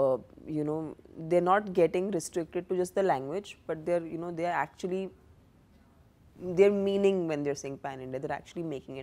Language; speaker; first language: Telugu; non-native, fluent; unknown